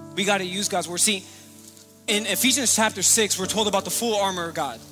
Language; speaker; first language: English; native; English